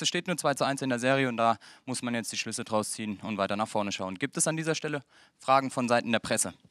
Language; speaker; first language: German; native; German